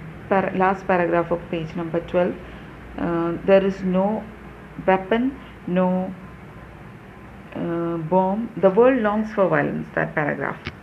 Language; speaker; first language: English; non-native, local second language; Malayalam